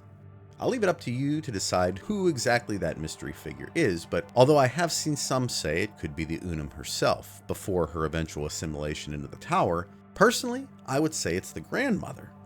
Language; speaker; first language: English; native; English